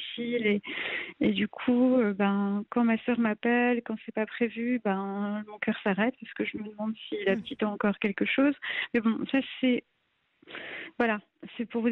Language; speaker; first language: French; native; French